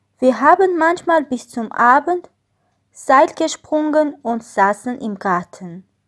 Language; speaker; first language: German; non-native, learner; Armenian